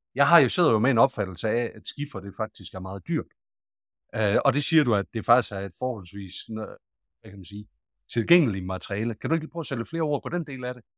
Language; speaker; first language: Danish; native; Danish